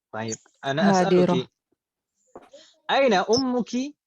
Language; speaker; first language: Arabic; non-native, fluent; Indonesian